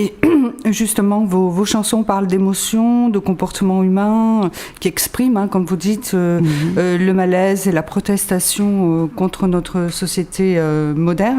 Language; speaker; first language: French; native; French